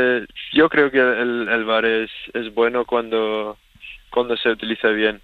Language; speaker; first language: Spanish; early bilingual, other home language; Swedish